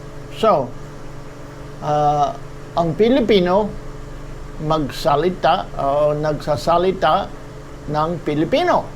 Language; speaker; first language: Filipino; non-native, learner; English